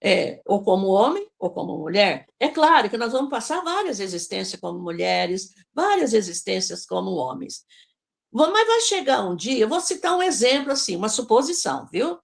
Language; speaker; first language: Portuguese; native; Portuguese